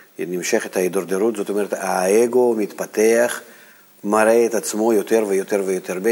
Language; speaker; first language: Hebrew; non-native, fluent; Russian